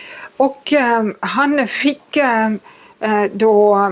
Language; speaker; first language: Swedish; non-native, fluent; Estonian